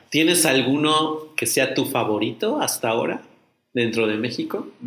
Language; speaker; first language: Spanish; native; Spanish